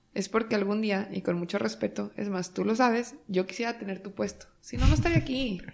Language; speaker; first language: Spanish; native; Spanish